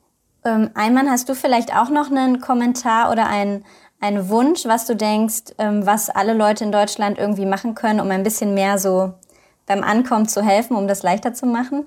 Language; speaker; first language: German; native; German